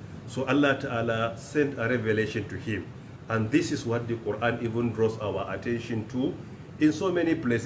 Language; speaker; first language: English; non-native, local second language; Hausa